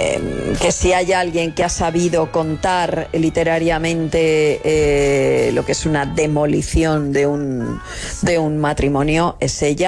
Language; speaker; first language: Spanish; native; Spanish